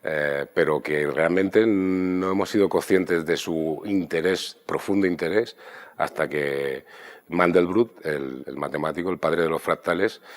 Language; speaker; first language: Spanish; native; Spanish